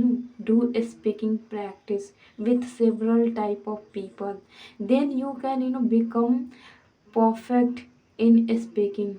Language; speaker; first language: English; non-native, fluent; Hindi